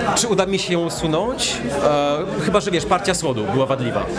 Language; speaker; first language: Polish; early bilingual, heritage; Polish